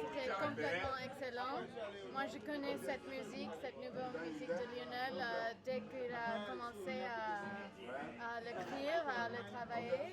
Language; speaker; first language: French; non-native, fluent; English